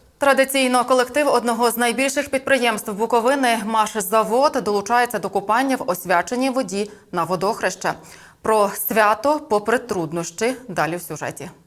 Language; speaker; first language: Ukrainian; native; Ukrainian